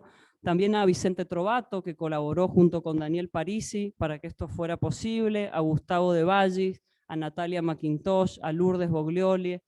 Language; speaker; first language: Spanish; native; Spanish